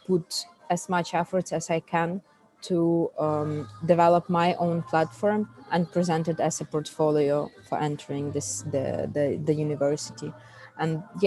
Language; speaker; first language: English; non-native, fluent; Russian